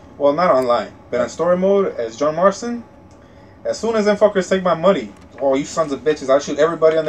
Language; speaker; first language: English; native; English